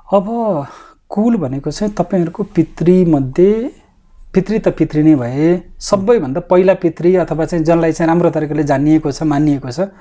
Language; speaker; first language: Nepali; native; Nepali